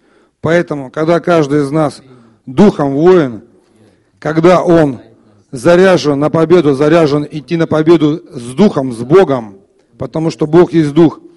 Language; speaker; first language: Russian; native; Russian